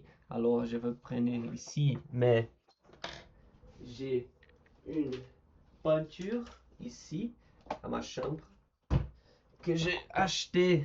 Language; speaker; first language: French; non-native, learner; Portuguese